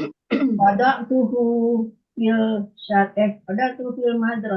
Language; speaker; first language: Arabic; non-native, learner; Indonesian